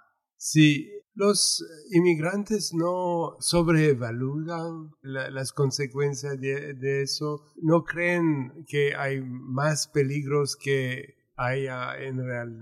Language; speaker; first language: Spanish; non-native, fluent; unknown